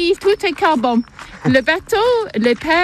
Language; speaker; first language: French; non-native, fluent; English